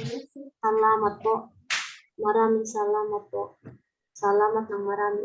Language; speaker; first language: Filipino; non-native, learner; Indonesian